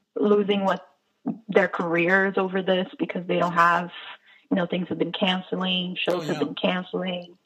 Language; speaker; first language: English; non-native, fluent; Portuguese